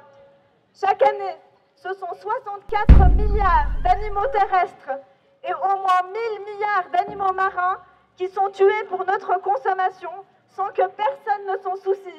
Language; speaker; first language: French; native; French